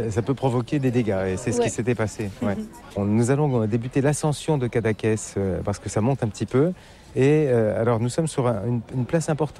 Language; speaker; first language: French; native; French